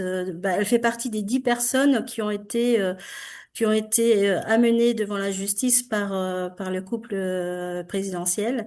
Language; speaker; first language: French; native; French